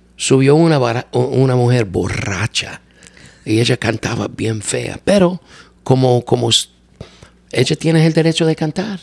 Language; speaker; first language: Spanish; non-native, learner; English